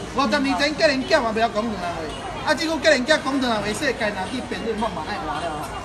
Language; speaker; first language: Chinese; non-native, local second language; Tamil